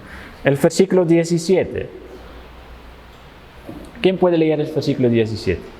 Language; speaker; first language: Spanish; non-native, fluent; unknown